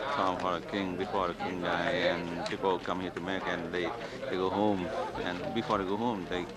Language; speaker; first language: English; non-native, learner; Vietnamese